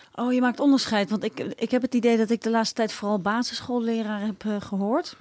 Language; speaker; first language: Dutch; native; Dutch